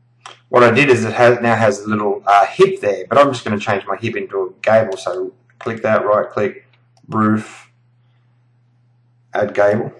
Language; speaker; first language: English; native; English